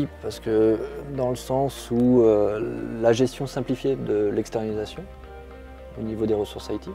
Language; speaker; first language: French; native; French